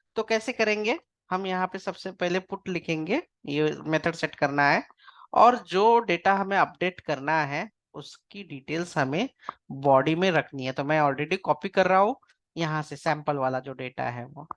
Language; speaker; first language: Hindi; non-native, local second language; Marathi